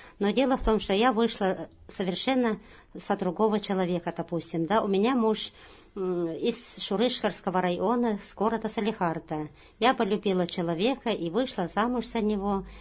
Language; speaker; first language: Russian; non-native, local second language; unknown